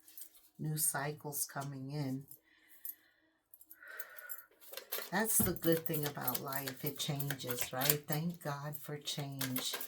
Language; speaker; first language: English; native; English